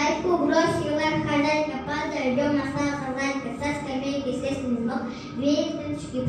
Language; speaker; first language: Russian; non-native, learner; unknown